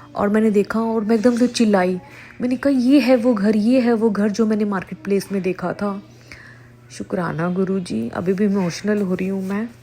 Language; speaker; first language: Hindi; native; Hindi